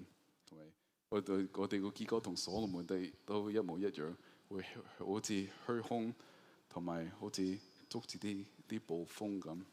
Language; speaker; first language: Cantonese; early bilingual, heritage; Cantonese